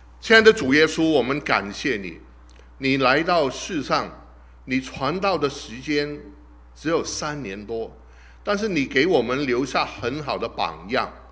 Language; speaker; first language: Chinese; non-native, local second language; Cantonese